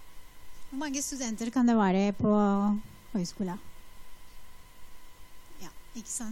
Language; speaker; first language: Norwegian; non-native, fluent; Spanish